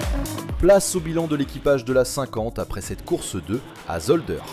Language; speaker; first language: French; native; French